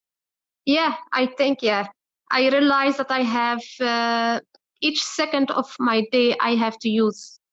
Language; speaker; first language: English; non-native, learner; Arabic